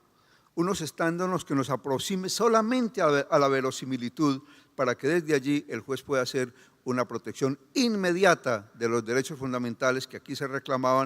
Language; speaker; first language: Spanish; native; Spanish